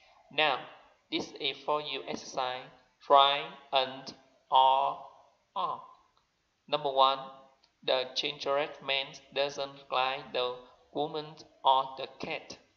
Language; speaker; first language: English; non-native, learner; Vietnamese